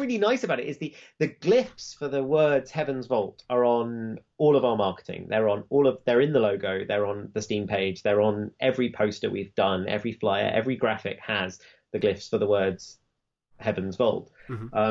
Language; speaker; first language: English; native; English